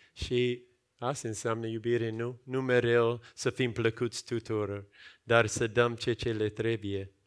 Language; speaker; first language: Romanian; non-native, fluent; English